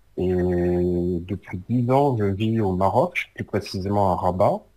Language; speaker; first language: French; native; French